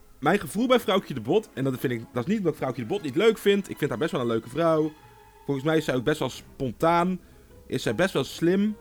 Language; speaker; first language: Dutch; native; Dutch